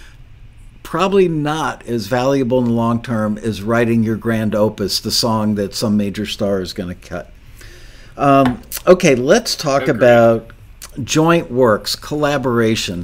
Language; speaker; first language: English; native; English